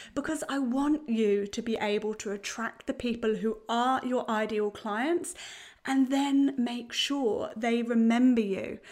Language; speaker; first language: English; native; English